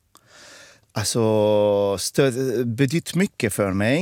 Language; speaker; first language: Swedish; non-native, fluent; Arabic